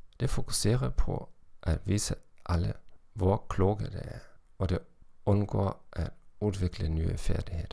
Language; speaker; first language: Danish; non-native, fluent; German